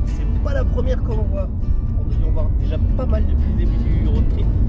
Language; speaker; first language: French; native; French